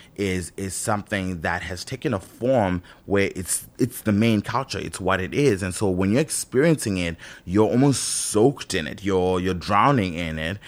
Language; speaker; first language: English; non-native, local second language; Shona